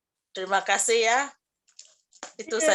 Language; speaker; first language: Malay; non-native, local second language; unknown